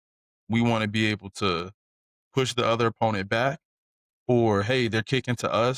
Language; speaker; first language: English; native; English